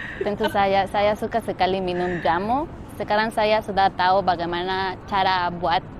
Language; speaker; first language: Indonesian; non-native, fluent; Spanish